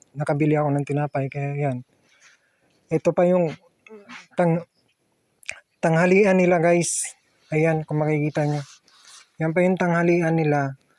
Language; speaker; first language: Filipino; native; Filipino